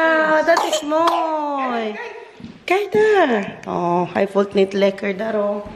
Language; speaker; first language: Dutch; non-native, learner; Filipino